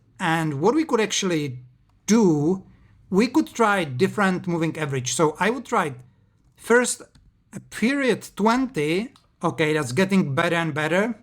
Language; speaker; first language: English; non-native, fluent; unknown